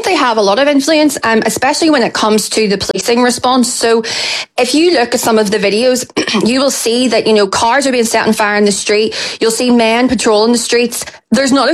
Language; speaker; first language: English; native; English